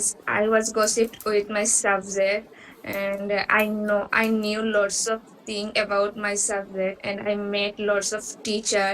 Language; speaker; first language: English; non-native, learner; Bangla